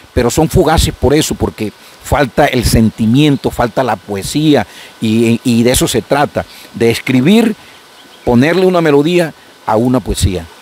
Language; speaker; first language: Spanish; native; Spanish